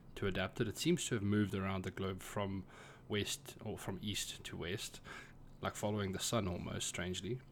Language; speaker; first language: English; native; English